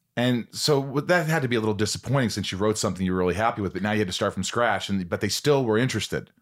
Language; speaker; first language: English; native; English